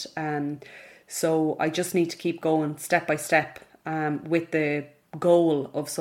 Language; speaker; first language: English; native; English